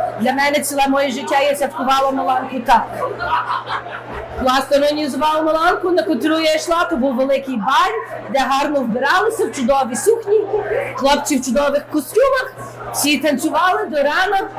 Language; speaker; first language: Ukrainian; early bilingual, heritage; Ukrainian